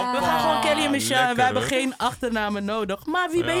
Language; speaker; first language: Dutch; native; Dutch